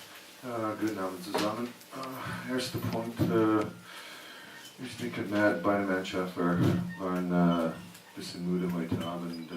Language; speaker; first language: German; non-native, learner; English